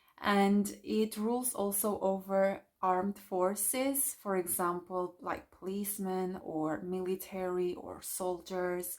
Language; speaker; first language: English; non-native, fluent; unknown